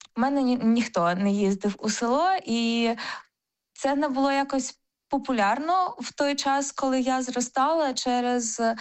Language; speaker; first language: Ukrainian; native; Ukrainian